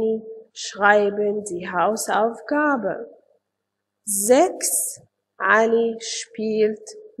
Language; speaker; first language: German; non-native, fluent; Arabic